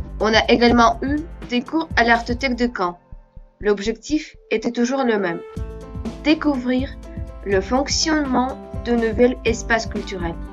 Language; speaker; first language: French; non-native, fluent; Russian